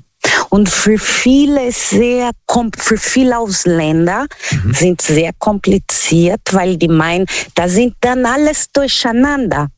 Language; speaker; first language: German; non-native, learner; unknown